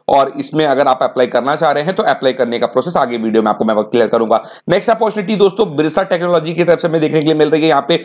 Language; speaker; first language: Hindi; native; Hindi